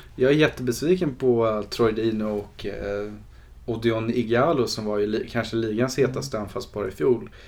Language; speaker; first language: Swedish; native; Swedish